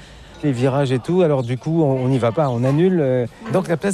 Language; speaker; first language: French; native; French